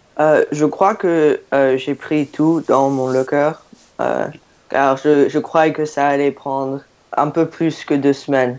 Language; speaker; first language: French; non-native, fluent; English